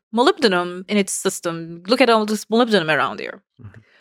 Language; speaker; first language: English; non-native, fluent; Turkish